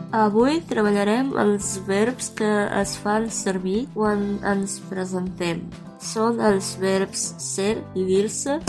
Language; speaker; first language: Catalan; non-native, fluent; Romanian